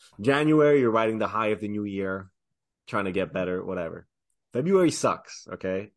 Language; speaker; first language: English; native; English